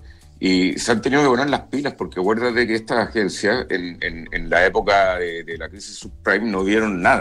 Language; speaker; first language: Spanish; native; Spanish